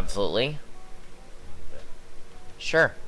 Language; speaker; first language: English; native; English